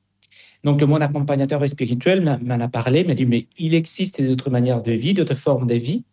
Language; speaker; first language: French; non-native, fluent; Spanish